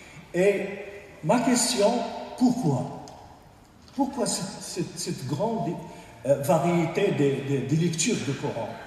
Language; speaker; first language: French; non-native, local second language; Arabic